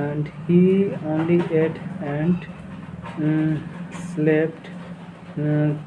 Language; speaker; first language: English; non-native, learner; Hindi